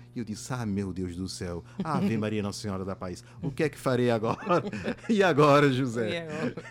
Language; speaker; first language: Portuguese; non-native, local second language; Kabuverdianu